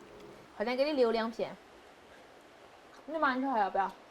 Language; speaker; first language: Chinese; native; Chinese